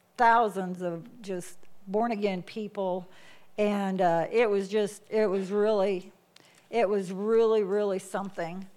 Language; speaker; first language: English; native; English